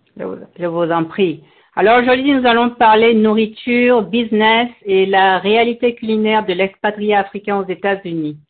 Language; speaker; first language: French; non-native, local second language; Bambara